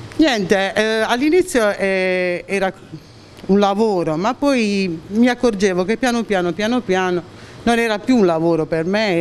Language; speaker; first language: Italian; native; Italian